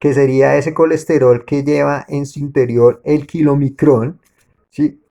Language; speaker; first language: Spanish; native; Spanish